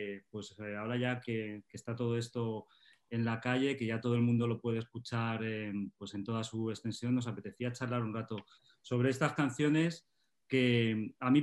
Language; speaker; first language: Spanish; native; Spanish